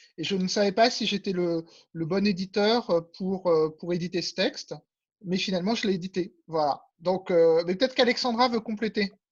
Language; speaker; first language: French; native; French